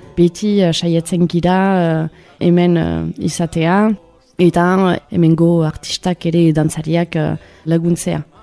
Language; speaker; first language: Basque; early bilingual, other home language; Spanish